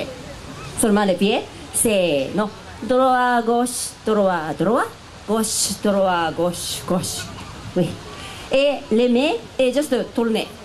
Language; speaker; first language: French; non-native, learner; Japanese